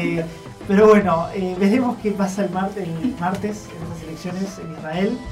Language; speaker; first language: Spanish; native; Spanish